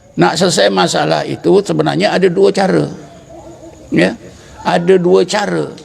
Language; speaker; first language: Malay; native; Malay